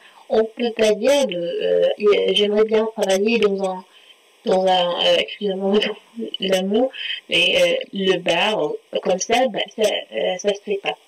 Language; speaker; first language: French; non-native, local second language; Arabic